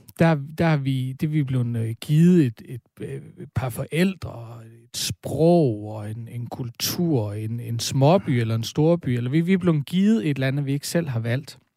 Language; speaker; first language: Danish; native; Danish